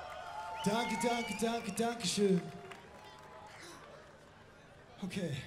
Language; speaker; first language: German; non-native, learner; English